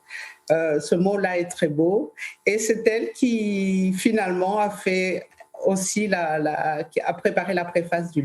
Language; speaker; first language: French; early bilingual, other home language; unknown